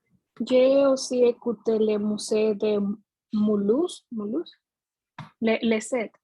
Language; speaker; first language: French; non-native, fluent; Spanish